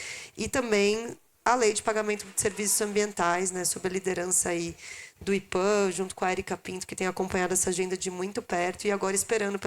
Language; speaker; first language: Portuguese; native; Portuguese